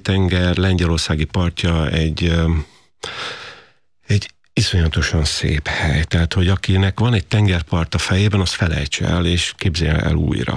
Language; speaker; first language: Hungarian; native; Hungarian